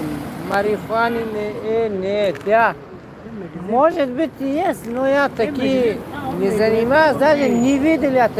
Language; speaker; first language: Russian; non-native, local second language; Tajik